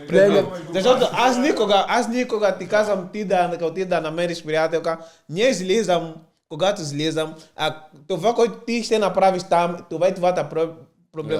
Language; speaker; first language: Bulgarian; non-native, learner; Portuguese